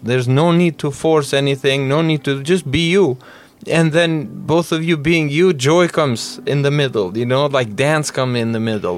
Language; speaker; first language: English; non-native, fluent; Albanian